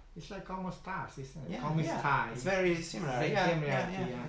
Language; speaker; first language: English; non-native, fluent; Filipino